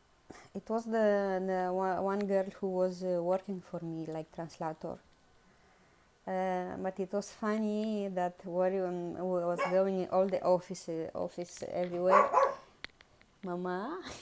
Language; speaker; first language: English; non-native, learner; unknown